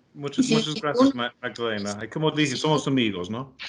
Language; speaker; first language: Spanish; non-native, fluent; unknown